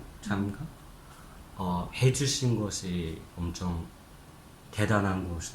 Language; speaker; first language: Korean; non-native, fluent; Japanese